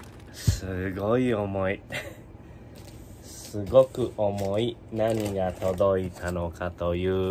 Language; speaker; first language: Japanese; native; Japanese